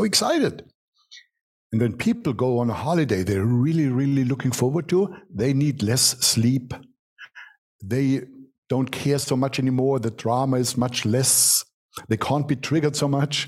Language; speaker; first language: English; non-native, fluent; German